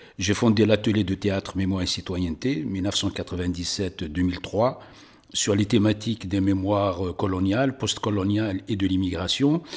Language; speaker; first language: French; non-native, local second language; Kabyle